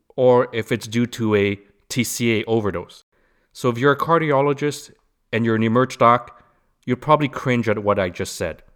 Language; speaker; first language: English; native; English